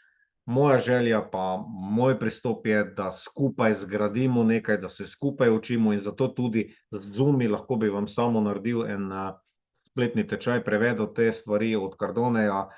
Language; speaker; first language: Slovenian; native; Slovenian